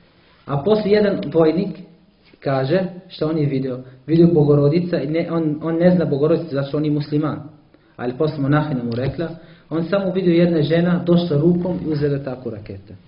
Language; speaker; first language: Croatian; non-native, learner; Arabic